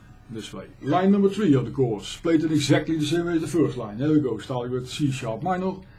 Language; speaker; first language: English; non-native, fluent; Dutch